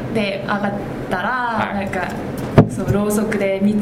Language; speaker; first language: Japanese; non-native, fluent; Korean